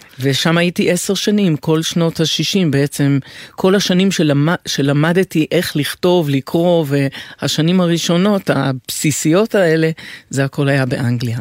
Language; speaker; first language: Hebrew; early bilingual, other home language; English